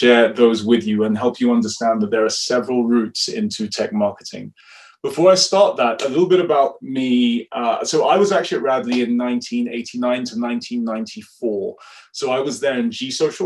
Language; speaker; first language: English; non-native, local second language; Yoruba